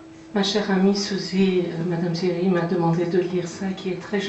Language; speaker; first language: French; non-native, fluent; Persian